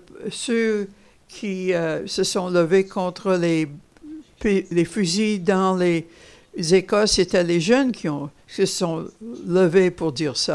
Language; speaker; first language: French; non-native, fluent; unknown